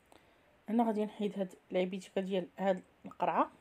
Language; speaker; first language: Arabic; native; Arabic